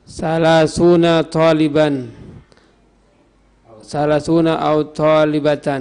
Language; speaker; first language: Arabic; non-native, learner; Indonesian